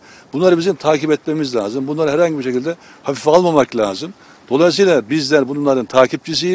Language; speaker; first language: Turkish; native; Turkish